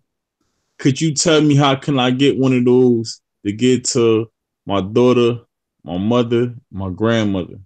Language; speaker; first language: English; native; English